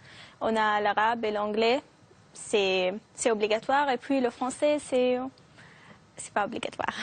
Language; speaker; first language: French; non-native, fluent; Arabic